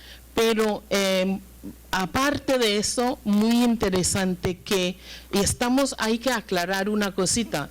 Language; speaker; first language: Spanish; non-native, fluent; English